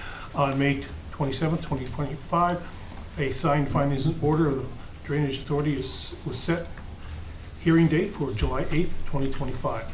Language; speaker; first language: English; native; English